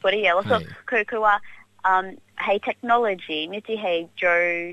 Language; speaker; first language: Cantonese; early bilingual, heritage; Cantonese